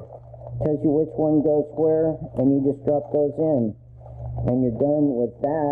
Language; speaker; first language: English; native; English